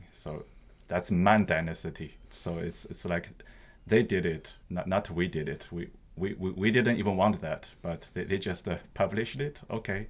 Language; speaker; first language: English; non-native, fluent; Chinese